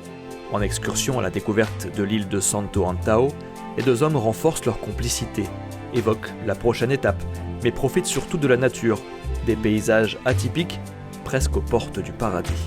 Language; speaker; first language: French; native; French